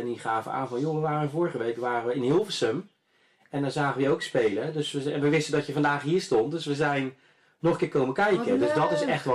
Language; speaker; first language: Dutch; native; Dutch